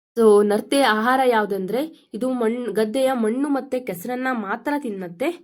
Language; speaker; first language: Kannada; non-native, local second language; Konkani